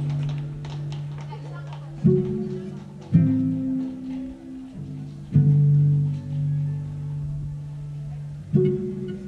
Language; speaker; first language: English; non-native, fluent; Polish